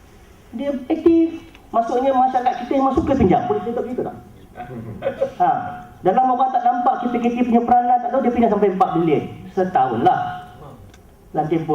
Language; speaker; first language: Malay; native; Malay